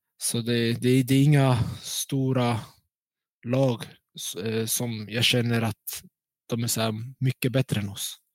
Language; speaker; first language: Swedish; early bilingual, other home language; Central Kurdish